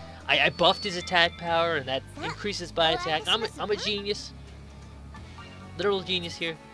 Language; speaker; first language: English; native; English